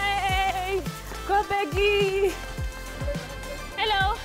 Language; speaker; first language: English; non-native, local second language; Filipino